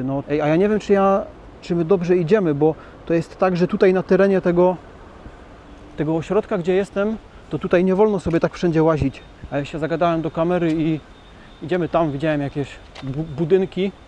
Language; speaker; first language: Polish; native; Polish